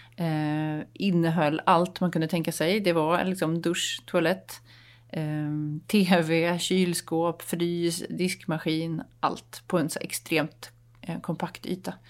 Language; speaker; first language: Swedish; native; Swedish